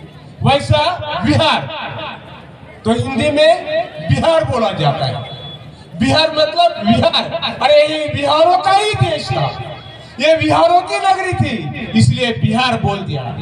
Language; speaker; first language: Hindi; native; Hindi